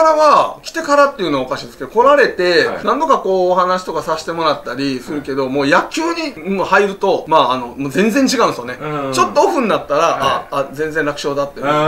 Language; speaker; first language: Japanese; native; Japanese